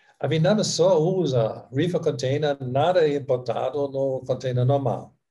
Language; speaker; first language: Portuguese; non-native, fluent; German